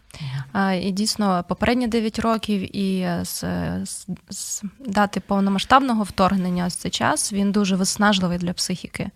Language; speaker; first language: Ukrainian; native; Ukrainian